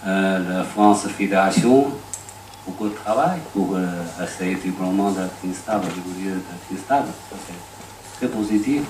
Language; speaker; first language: French; non-native, learner; Chinese